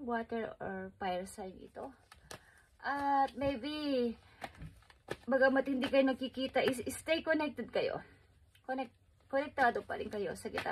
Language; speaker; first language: Filipino; native; Filipino